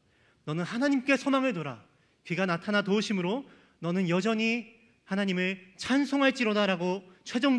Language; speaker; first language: Korean; native; Korean